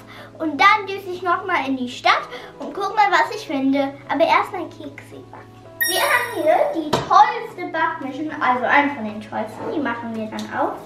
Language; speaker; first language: German; native; German